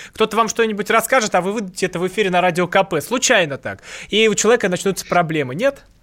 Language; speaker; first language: Russian; native; Russian